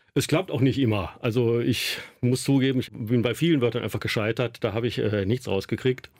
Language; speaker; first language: German; native; German